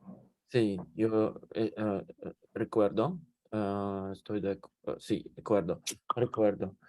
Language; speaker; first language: Spanish; non-native, learner; English